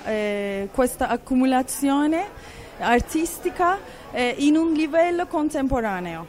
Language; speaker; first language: Italian; non-native, fluent; Turkish